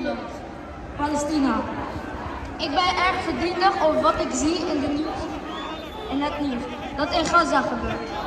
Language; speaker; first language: Dutch; non-native, fluent; Arabic